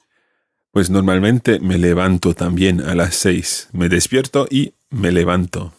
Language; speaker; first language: Spanish; non-native, fluent; English